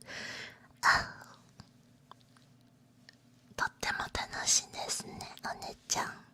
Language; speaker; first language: Japanese; non-native, learner; Chinese